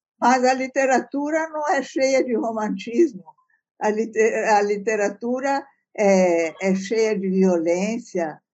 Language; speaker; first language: Portuguese; early bilingual, other home language; Italian